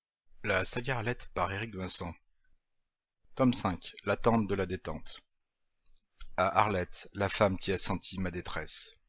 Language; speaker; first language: French; native; French